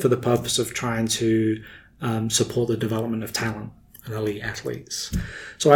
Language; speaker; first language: English; native; English